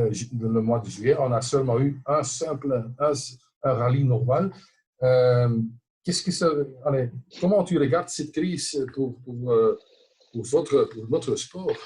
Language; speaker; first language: French; non-native, local second language; Dutch